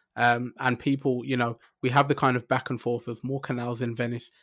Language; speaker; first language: English; native; English